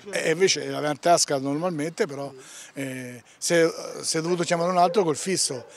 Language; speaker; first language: Italian; native; Italian